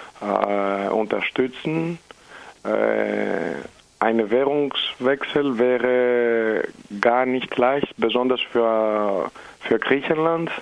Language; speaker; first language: German; non-native, fluent; Greek